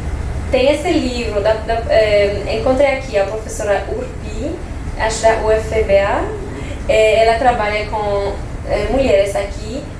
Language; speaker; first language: Portuguese; non-native, fluent; French